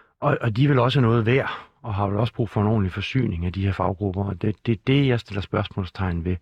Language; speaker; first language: Danish; native; Danish